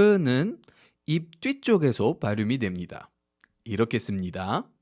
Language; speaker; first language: Korean; non-native, fluent; French